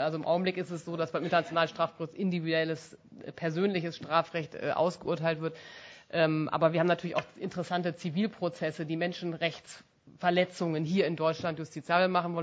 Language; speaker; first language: German; native; German